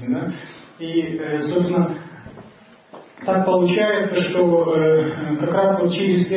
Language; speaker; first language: Russian; native; Russian